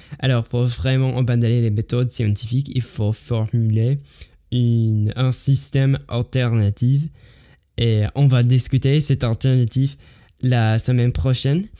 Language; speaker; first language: French; non-native, learner; English